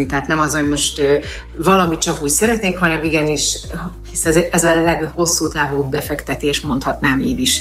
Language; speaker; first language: Hungarian; native; Hungarian